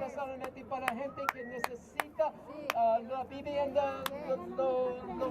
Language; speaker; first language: Spanish; non-native, learner; English